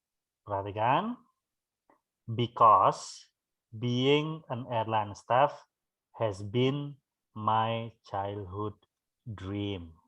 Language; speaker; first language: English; non-native, fluent; Indonesian